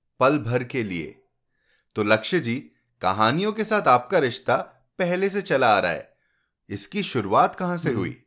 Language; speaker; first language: Hindi; native; Hindi